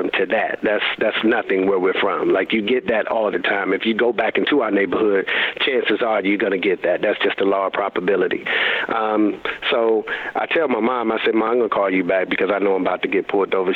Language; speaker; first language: English; native; English